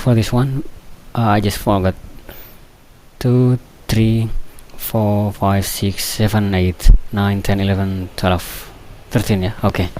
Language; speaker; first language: English; non-native, fluent; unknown